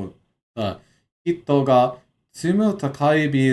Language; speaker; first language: Japanese; non-native, learner; English